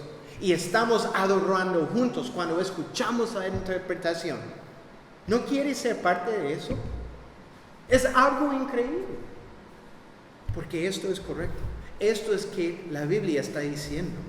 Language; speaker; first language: Spanish; non-native, fluent; English